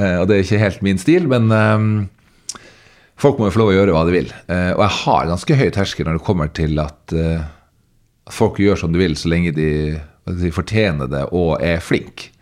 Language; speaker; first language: Norwegian; native; Norwegian